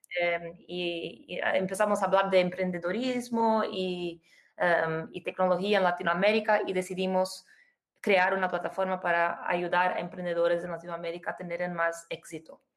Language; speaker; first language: Spanish; non-native, fluent; Portuguese